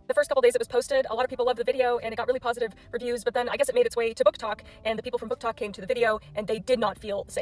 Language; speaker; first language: English; native; English